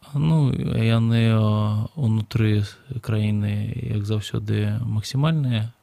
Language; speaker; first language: Belarusian; non-native, local second language; Russian